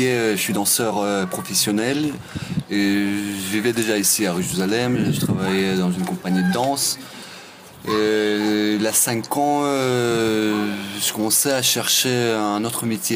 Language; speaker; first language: French; non-native, fluent; Russian